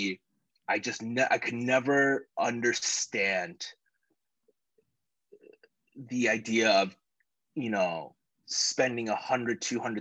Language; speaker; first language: English; native; English